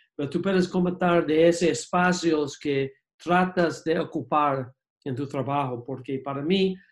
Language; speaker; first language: Spanish; non-native, fluent; English